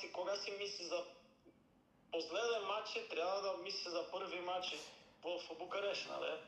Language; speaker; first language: Bulgarian; non-native, learner; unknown